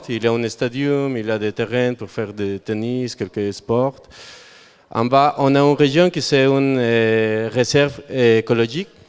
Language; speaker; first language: French; non-native, learner; Spanish